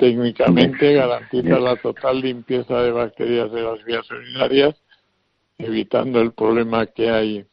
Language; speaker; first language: Spanish; native; Spanish